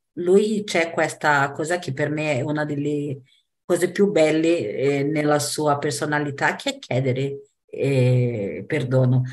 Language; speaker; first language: Italian; non-native, fluent; Portuguese